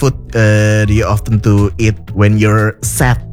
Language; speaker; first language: English; non-native, fluent; Indonesian